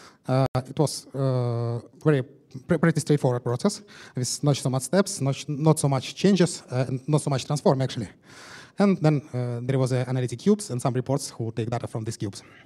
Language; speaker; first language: English; non-native, fluent; Russian